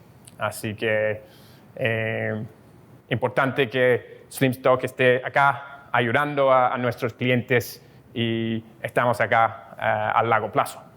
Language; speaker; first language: Spanish; non-native, fluent; English